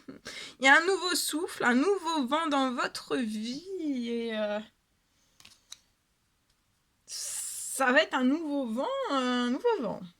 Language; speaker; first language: French; native; French